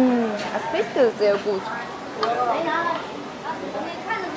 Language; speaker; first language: German; non-native, fluent; Chinese